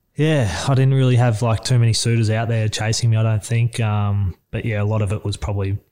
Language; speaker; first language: English; native; English